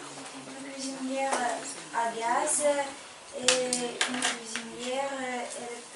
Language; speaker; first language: French; non-native, learner; Ukrainian